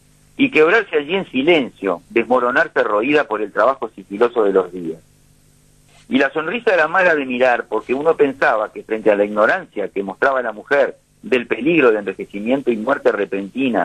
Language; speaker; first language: Spanish; native; Spanish